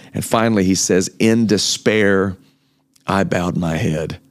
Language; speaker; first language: English; native; English